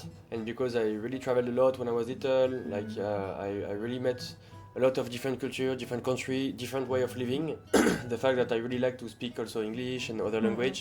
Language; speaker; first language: English; non-native, fluent; French